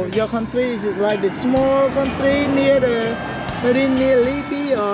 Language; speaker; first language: English; non-native, learner; Khmer